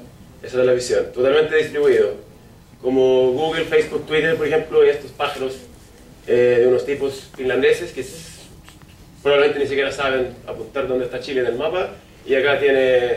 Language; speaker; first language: Spanish; non-native, fluent; Swedish